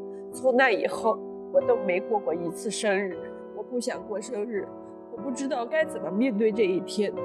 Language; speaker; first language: Chinese; native; Chinese